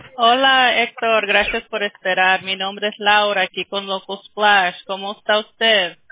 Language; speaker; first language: Spanish; early bilingual, heritage; Spanish